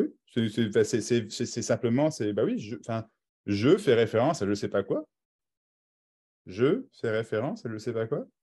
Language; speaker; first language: French; native; French